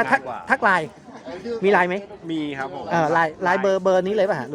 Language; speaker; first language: Thai; native; Thai